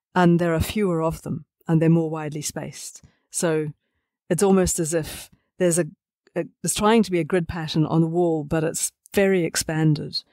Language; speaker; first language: English; native; English